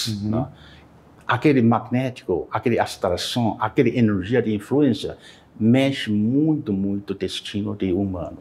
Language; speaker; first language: Portuguese; non-native, learner; Chinese